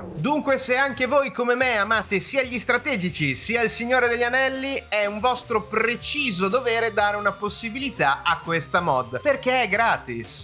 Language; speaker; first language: Italian; native; Italian